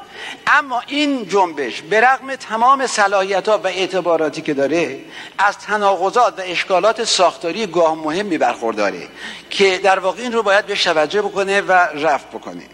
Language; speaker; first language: Persian; native; Persian